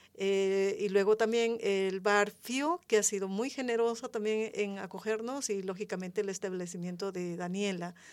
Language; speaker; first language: Spanish; native; Spanish